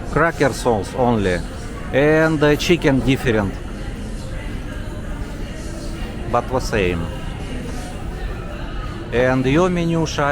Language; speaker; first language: English; non-native, learner; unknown